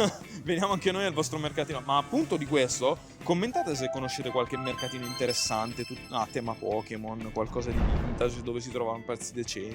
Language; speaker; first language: Italian; native; Italian